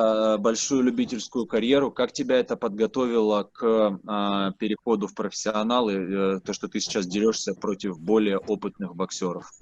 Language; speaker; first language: Russian; native; Russian